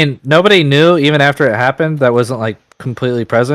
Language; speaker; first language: English; native; English